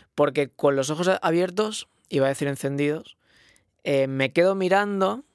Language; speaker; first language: Spanish; non-native, local second language; Catalan